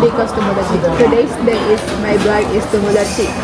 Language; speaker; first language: English; non-native, local second language; Filipino